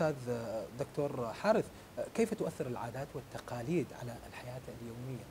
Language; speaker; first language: Arabic; native; Arabic